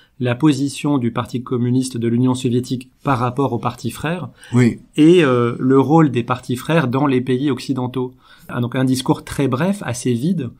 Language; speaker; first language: French; native; French